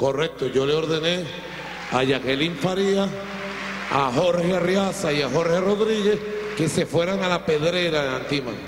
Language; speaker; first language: Spanish; native; Spanish